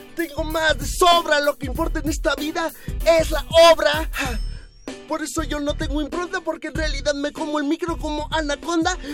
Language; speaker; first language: Spanish; native; Spanish